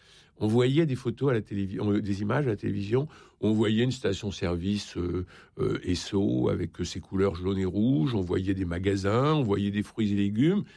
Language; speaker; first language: French; native; French